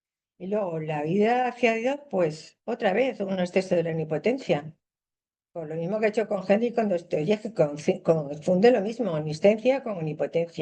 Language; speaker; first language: Spanish; native; Spanish